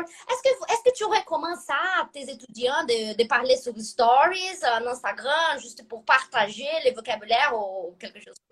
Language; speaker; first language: French; non-native, fluent; Portuguese